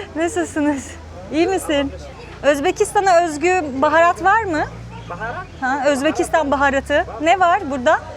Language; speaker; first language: Turkish; native; Turkish